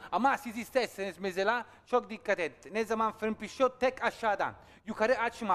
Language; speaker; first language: Turkish; non-native, learner; Italian